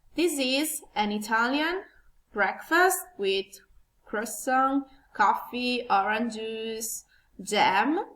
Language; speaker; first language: English; non-native, learner; Italian